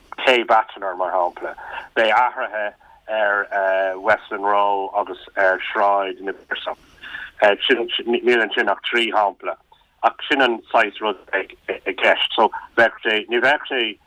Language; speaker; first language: Irish; non-native, local second language; English